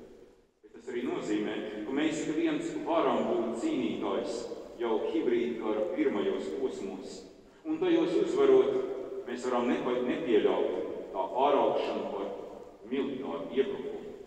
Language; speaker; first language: Latvian; native; Latvian